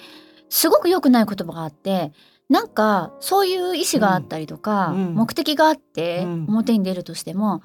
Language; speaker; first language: Japanese; native; Japanese